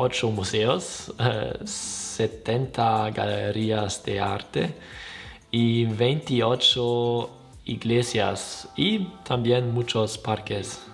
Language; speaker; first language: Spanish; non-native, learner; German